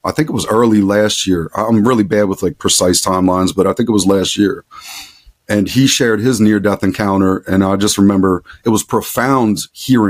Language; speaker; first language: English; native; English